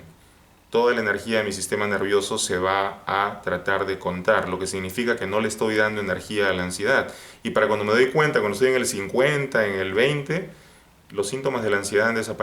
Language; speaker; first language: Spanish; native; Spanish